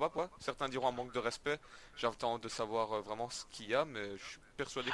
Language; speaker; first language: French; native; French